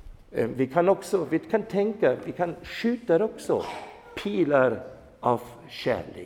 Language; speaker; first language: Swedish; non-native, fluent; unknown